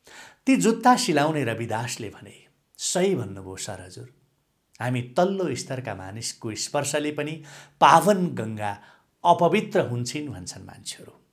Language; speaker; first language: Nepali; native; Nepali